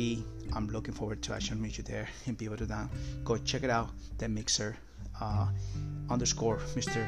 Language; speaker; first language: English; non-native, fluent; Spanish